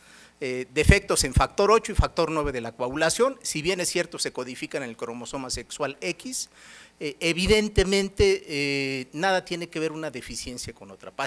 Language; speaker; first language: Spanish; native; Spanish